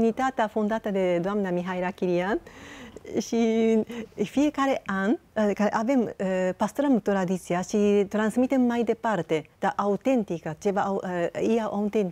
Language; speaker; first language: Romanian; non-native, fluent; Japanese